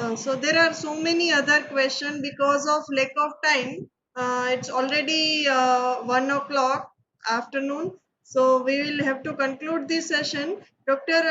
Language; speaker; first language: English; non-native, local second language; Gujarati